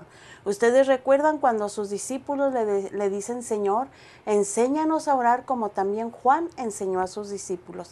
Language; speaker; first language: Spanish; native; Spanish